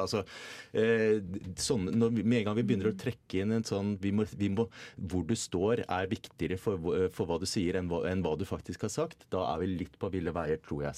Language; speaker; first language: Norwegian; native; Norwegian